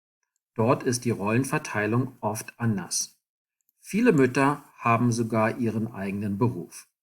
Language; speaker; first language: German; non-native, fluent; English